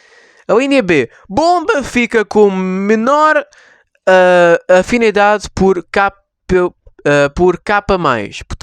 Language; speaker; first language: Portuguese; native; Portuguese